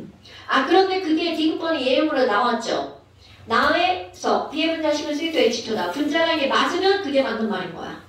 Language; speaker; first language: Korean; native; Korean